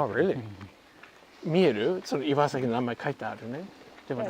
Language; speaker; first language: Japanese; non-native, learner; English